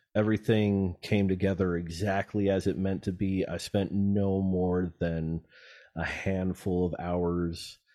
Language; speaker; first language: English; native; English